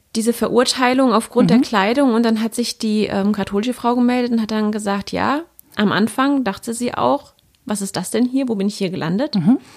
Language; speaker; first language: German; native; German